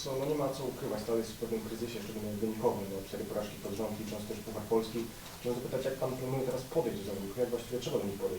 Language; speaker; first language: Polish; native; Polish